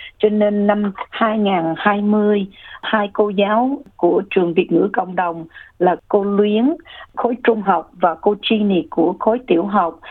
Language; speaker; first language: Vietnamese; early bilingual, heritage; Vietnamese